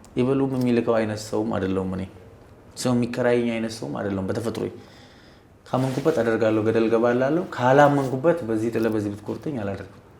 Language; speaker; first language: Amharic; native; Amharic